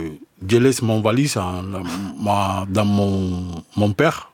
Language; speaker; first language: French; non-native, learner; Spanish